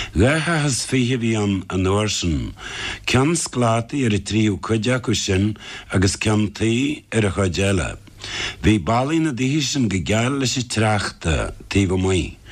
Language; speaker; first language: Irish; native; Irish